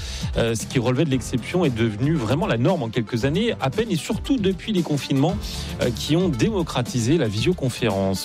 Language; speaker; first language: French; native; French